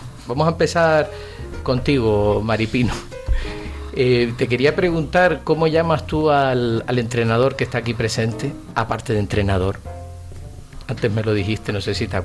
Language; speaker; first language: Spanish; native; Spanish